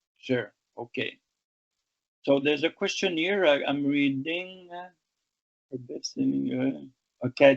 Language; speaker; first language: English; non-native, local second language; French